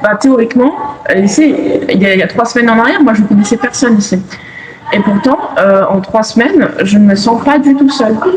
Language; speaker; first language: French; native; French